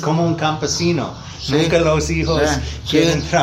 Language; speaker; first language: Spanish; non-native, learner; English